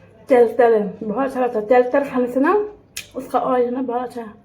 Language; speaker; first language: Hindi; non-native, local second language; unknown